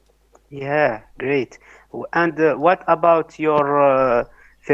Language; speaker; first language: English; non-native, learner; Arabic